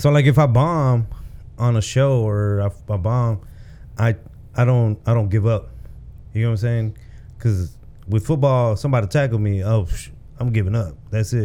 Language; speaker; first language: English; early bilingual, other home language; Spanish